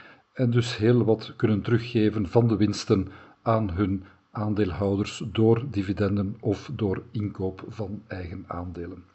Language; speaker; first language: Dutch; native; Dutch